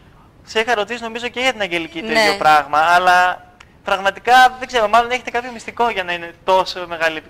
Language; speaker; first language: Greek; native; Greek